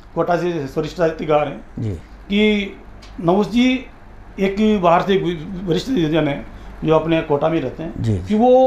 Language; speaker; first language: Hindi; native; Hindi